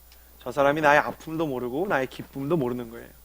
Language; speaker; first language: Korean; native; Korean